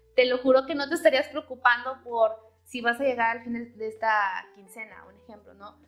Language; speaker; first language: Spanish; native; Spanish